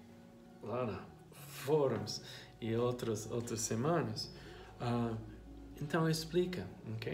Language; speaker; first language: Portuguese; non-native, fluent; English